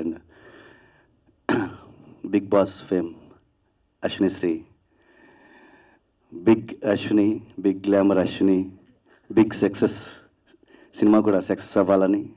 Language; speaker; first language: Telugu; native; Telugu